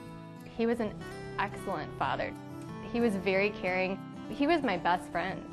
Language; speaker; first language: English; native; English